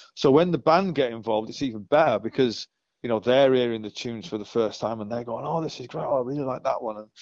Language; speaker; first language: English; native; English